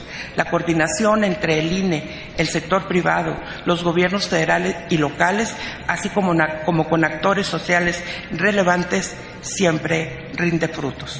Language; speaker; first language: Spanish; native; Spanish